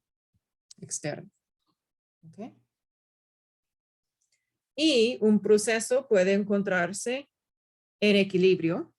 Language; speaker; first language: Spanish; non-native, fluent; English